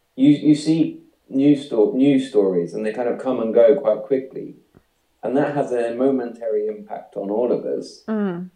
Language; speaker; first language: English; native; English